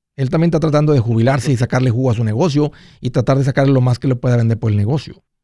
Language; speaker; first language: Spanish; early bilingual, heritage; Spanish